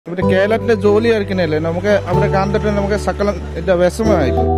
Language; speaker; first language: Malayalam; non-native, learner; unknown